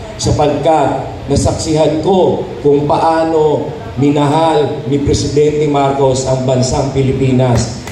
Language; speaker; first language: Filipino; non-native, local second language; Hiligaynon